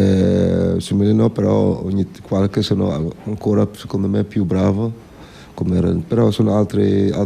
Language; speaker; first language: Italian; non-native, fluent; Dutch